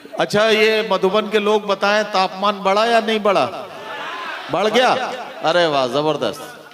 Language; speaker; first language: Hindi; native; Hindi